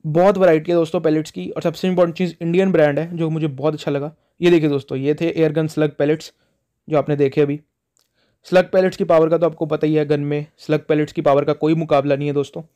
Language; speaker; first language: Hindi; non-native, local second language; Punjabi